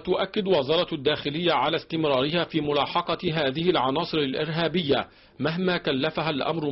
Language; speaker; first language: Arabic; native; Arabic